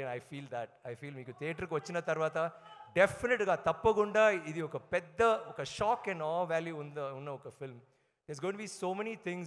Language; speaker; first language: Telugu; non-native, learner; Tamil